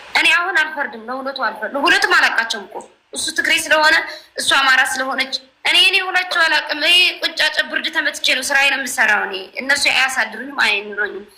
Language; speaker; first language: Amharic; non-native, local second language; Tigrinya